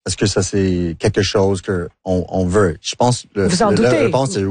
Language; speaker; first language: French; non-native, local second language; English